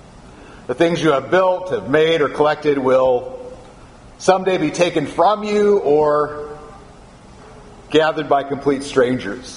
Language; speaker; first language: English; native; English